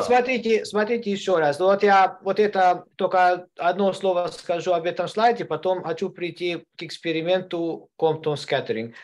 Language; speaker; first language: Russian; non-native, learner; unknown